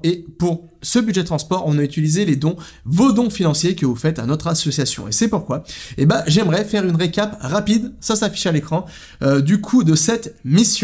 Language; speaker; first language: French; native; French